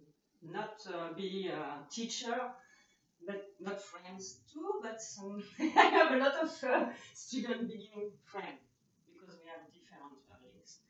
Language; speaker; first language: English; non-native, learner; French